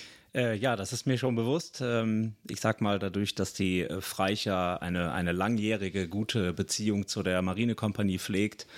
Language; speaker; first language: German; native; German